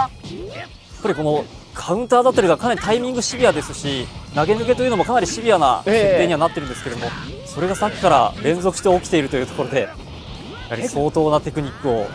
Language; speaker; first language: Japanese; native; Japanese